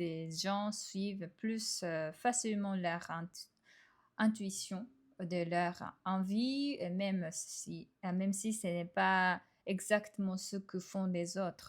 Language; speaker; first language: French; non-native, fluent; Japanese